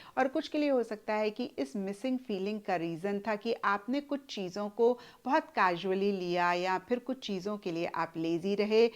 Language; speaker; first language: Hindi; native; Hindi